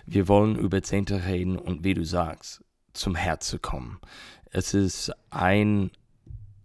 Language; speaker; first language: German; non-native, learner; English